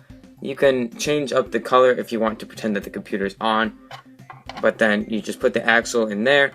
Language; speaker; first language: English; native; English